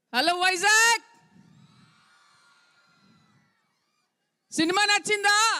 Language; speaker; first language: Telugu; native; Telugu